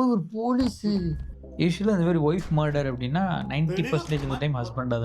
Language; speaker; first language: Tamil; native; Tamil